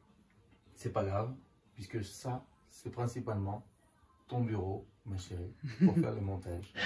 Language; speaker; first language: French; native; French